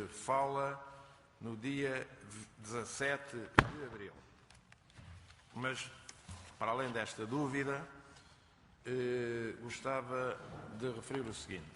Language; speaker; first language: Portuguese; native; Portuguese